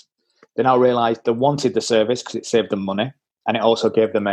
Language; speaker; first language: English; native; English